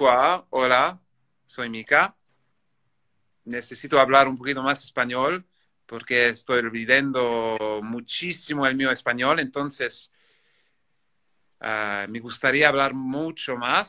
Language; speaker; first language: Spanish; non-native, learner; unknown